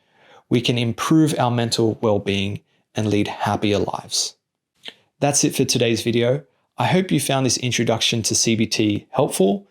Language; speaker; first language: English; native; English